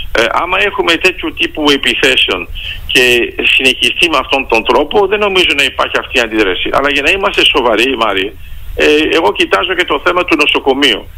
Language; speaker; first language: Greek; early bilingual, heritage; Greek